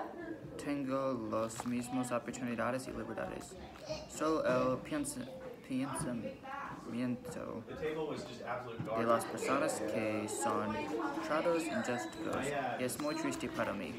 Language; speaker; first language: Spanish; non-native, learner; English